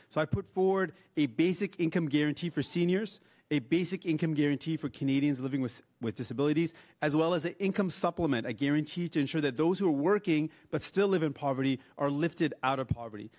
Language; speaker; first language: English; native; English